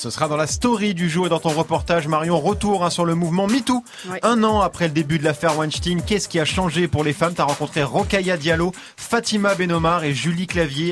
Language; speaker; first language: French; native; French